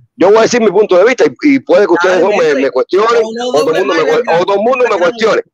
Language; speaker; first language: Spanish; native; Spanish